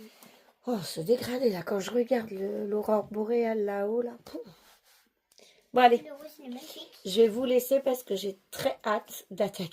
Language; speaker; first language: French; native; French